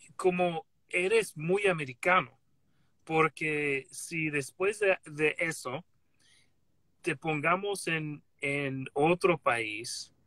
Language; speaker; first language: Spanish; non-native, fluent; English